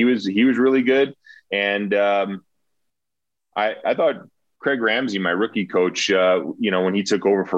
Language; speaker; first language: English; native; English